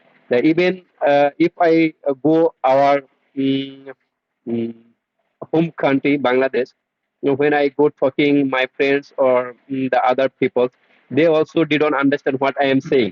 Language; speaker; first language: English; non-native, learner; Bangla